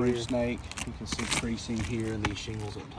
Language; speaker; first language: English; native; English